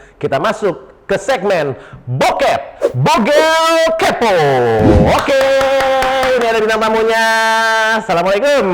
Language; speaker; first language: Indonesian; native; Indonesian